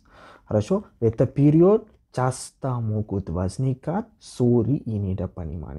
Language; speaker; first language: Russian; non-native, learner; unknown